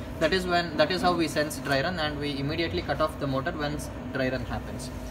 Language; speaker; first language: English; non-native, local second language; Kannada